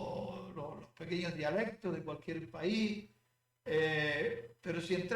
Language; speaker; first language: Spanish; native; Spanish